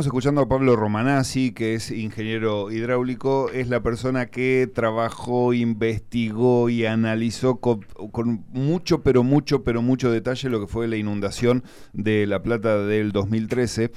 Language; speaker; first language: Spanish; native; Spanish